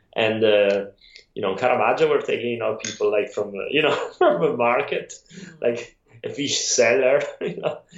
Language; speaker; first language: English; non-native, fluent; Italian